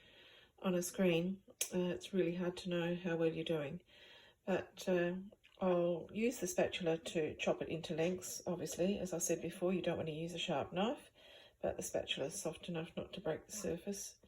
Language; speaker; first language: English; native; English